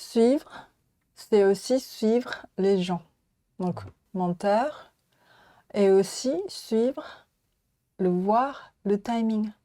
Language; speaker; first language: French; non-native, learner; Japanese